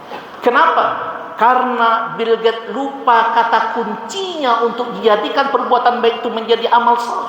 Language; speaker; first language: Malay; non-native, local second language; Minangkabau